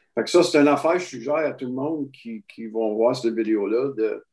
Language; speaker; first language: French; native; French